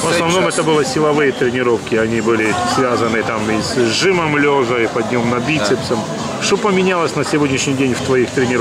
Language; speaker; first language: Russian; native; Russian